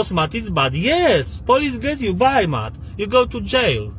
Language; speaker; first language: English; non-native, learner; Polish